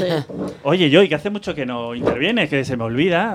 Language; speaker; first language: Spanish; native; Spanish